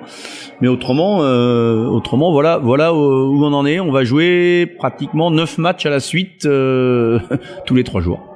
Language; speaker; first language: French; native; French